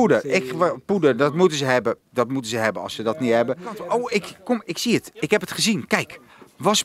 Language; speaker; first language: Dutch; native; Dutch